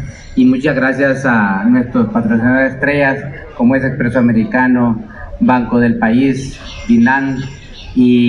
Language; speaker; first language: Spanish; native; Spanish